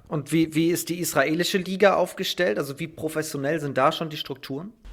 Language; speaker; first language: German; native; German